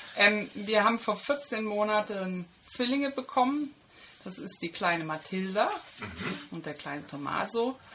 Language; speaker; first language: German; native; German